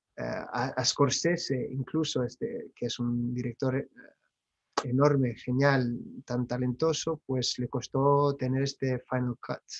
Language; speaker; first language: Spanish; non-native, fluent; French